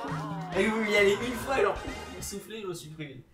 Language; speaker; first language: French; native; French